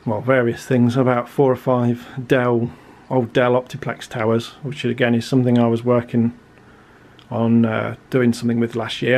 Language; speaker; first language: English; native; English